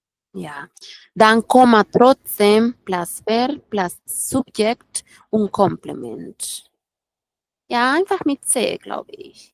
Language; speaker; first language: German; non-native, fluent; Spanish